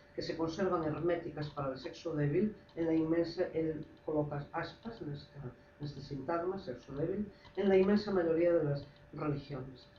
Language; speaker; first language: Spanish; non-native, local second language; Galician